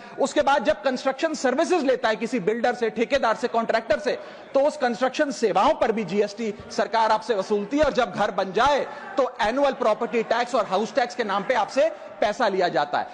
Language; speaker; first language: Hindi; native; Hindi